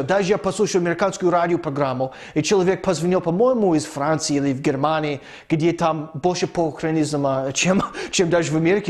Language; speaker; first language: Russian; non-native, fluent; English